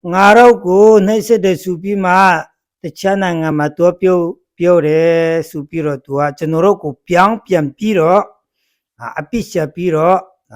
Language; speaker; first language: Burmese; non-native, local second language; Hakha Chin